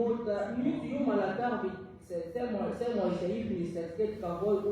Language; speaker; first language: Finnish; non-native, fluent; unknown